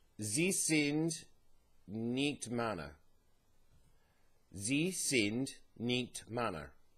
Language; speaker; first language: German; non-native, learner; English